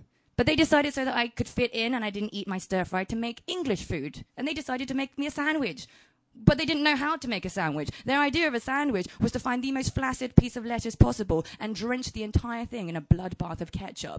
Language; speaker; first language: English; early bilingual, other home language; Chinese